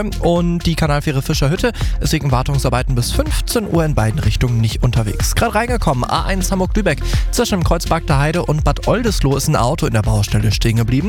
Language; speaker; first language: German; native; German